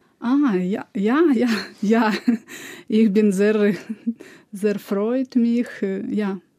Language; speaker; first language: German; non-native, learner; Russian